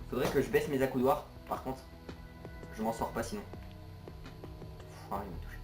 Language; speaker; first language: French; native; French